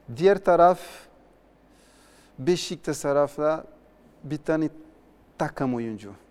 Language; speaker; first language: Turkish; non-native, learner; Portuguese